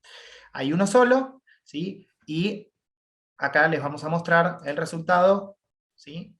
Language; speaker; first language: Spanish; native; Spanish